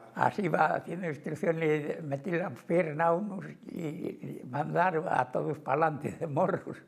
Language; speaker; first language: Spanish; native; Spanish